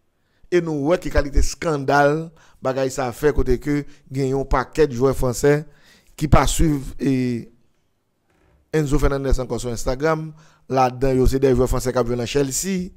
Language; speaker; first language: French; non-native, local second language; Haitian Creole